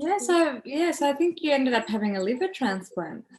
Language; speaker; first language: English; native; English